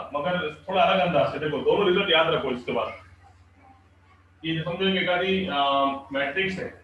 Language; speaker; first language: Hindi; non-native, local second language; Marathi